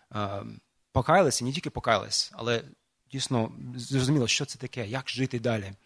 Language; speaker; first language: Ukrainian; non-native, fluent; English